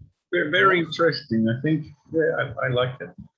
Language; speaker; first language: English; non-native, fluent; Spanish